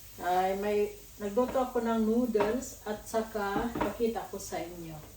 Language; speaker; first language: Filipino; non-native, local second language; Waray